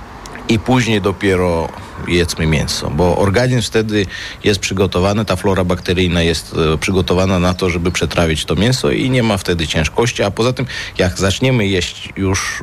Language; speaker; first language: Polish; non-native, fluent; Armenian